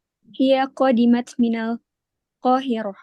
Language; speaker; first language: Arabic; non-native, learner; Indonesian